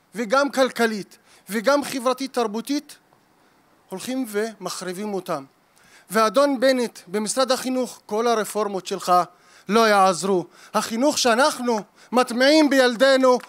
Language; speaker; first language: Hebrew; native; Hebrew